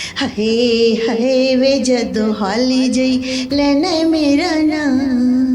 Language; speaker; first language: Urdu; non-native, local second language; Pashto